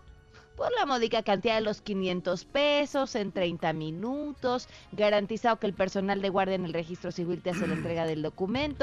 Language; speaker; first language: Spanish; native; Spanish